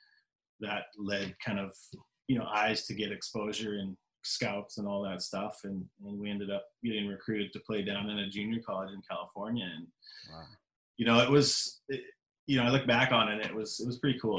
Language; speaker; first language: English; native; English